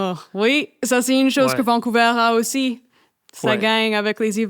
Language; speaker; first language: French; non-native, fluent; English